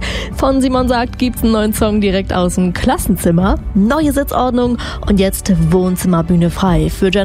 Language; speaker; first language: German; native; German